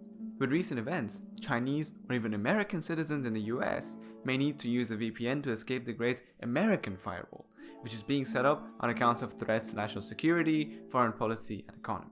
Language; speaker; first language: English; non-native, fluent; Persian